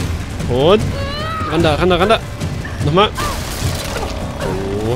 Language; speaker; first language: German; native; German